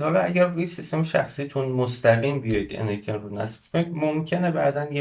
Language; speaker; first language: Persian; native; Persian